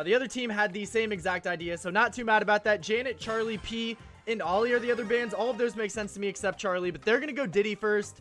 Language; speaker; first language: English; native; English